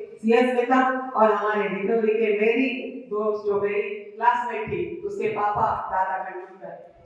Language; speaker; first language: Hindi; non-native, local second language; Marathi